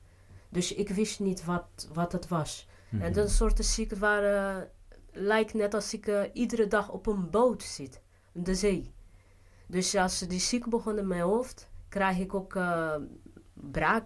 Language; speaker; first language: Dutch; non-native, fluent; Portuguese